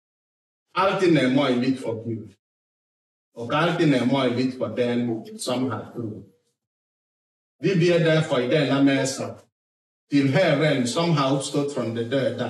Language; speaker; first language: Swedish; non-native, fluent; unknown